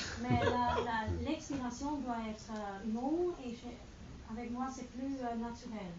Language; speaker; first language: French; non-native, learner; Dutch